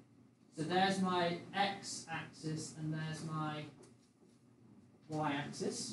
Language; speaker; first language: English; native; English